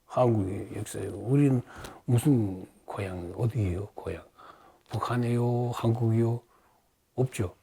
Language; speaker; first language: Korean; early bilingual, heritage; Russian